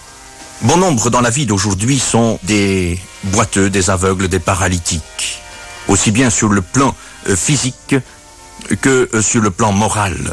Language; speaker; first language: French; native; French